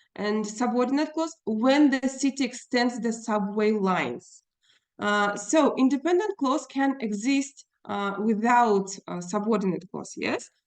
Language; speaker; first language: English; non-native, fluent; Russian